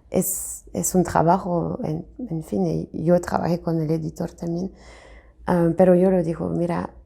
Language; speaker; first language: Spanish; non-native, fluent; French